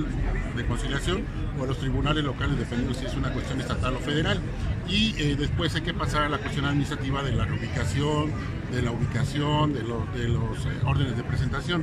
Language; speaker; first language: Spanish; native; Spanish